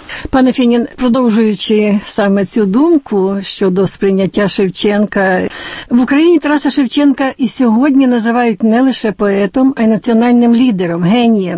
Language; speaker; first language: Ukrainian; native; Ukrainian